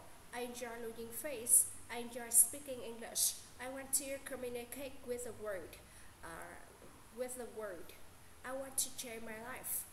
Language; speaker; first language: English; non-native, learner; Vietnamese